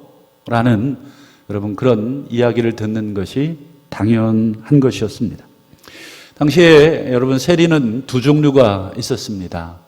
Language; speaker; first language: Korean; native; Korean